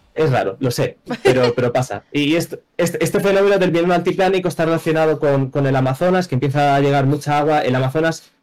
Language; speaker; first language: Spanish; native; Spanish